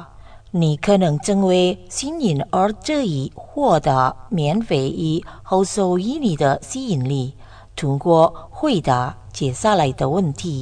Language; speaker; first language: Chinese; non-native, learner; Indonesian